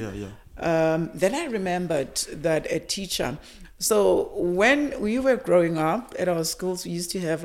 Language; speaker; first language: English; non-native, local second language; Zulu